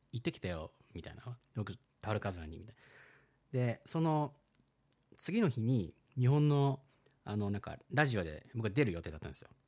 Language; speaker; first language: Japanese; early bilingual, heritage; Japanese